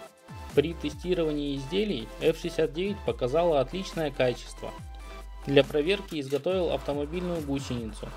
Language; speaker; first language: Russian; native; Russian